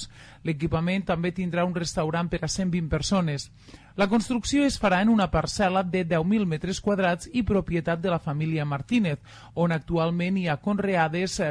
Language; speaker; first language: Catalan; native; Catalan